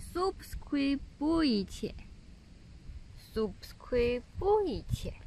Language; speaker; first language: Polish; non-native, learner; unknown